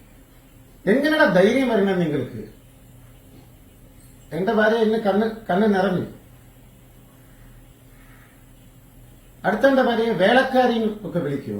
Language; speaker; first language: Malayalam; non-native, fluent; Tamil